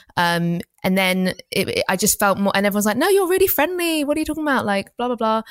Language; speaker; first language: English; native; English